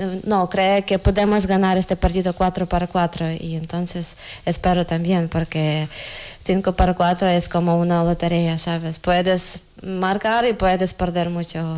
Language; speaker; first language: Spanish; non-native, learner; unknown